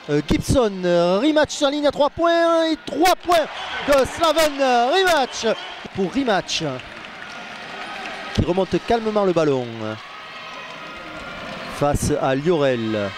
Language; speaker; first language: French; native; French